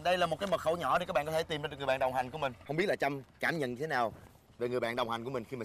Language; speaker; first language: Vietnamese; native; Vietnamese